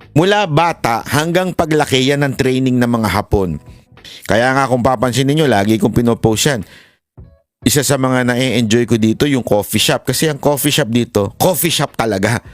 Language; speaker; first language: Filipino; native; Filipino